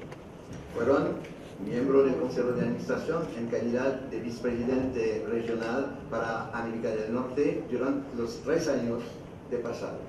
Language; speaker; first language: Spanish; non-native, fluent; French